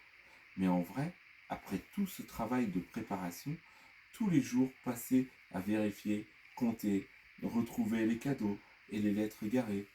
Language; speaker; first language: French; native; French